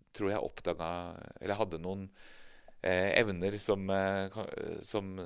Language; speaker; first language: Norwegian; native; Norwegian